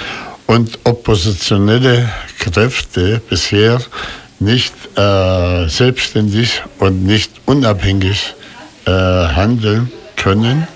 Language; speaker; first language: German; non-native, fluent; Arabic